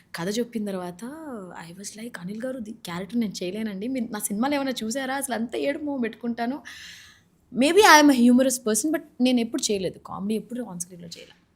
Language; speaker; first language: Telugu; native; Telugu